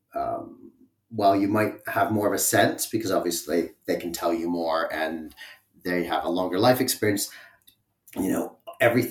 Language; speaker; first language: English; native; English